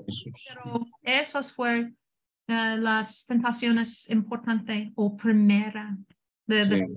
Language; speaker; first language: Spanish; non-native, learner; English